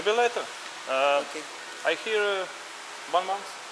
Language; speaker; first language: English; non-native, learner; Russian